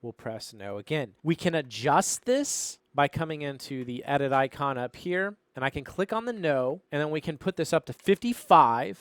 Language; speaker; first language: English; native; English